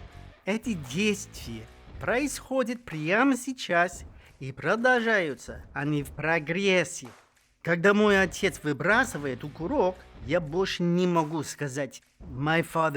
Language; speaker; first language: Russian; non-native, fluent; English